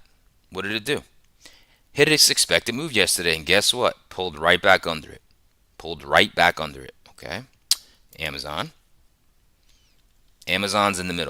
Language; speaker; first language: English; native; English